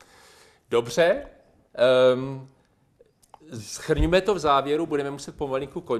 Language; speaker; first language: Czech; native; Czech